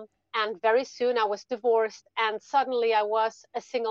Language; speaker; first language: English; non-native, fluent; German